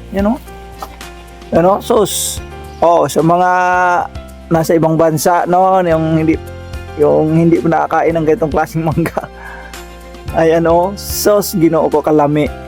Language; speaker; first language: Filipino; non-native, local second language; Cebuano